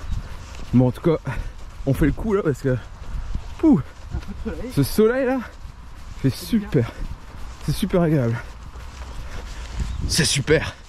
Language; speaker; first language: French; native; French